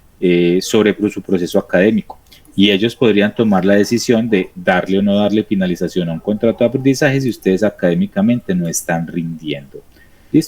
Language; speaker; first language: Spanish; native; Spanish